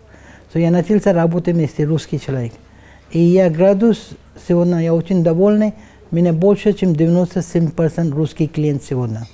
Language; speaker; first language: Russian; non-native, learner; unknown